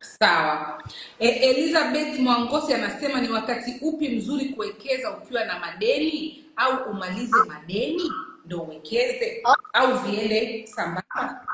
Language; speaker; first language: Swahili; native; Swahili